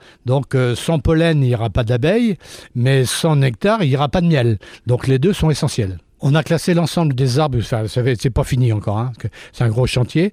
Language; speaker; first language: French; native; French